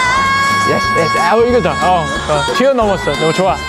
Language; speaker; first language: Korean; non-native, fluent; German